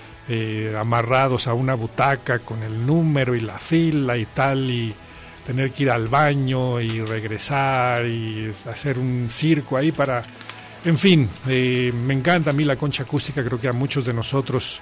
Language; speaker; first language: Spanish; native; Spanish